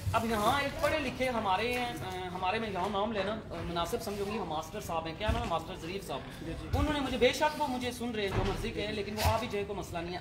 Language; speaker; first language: Urdu; non-native, local second language; Pahari-Potwari